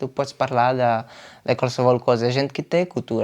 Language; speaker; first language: Catalan; non-native, fluent; Portuguese